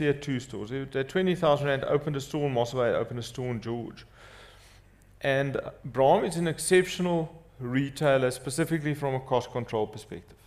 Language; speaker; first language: English; non-native, local second language; Afrikaans